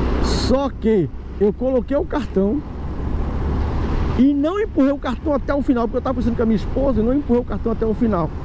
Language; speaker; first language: Portuguese; native; Portuguese